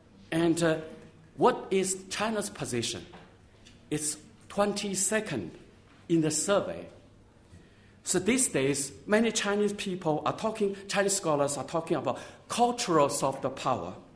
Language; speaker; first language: English; non-native, fluent; Chinese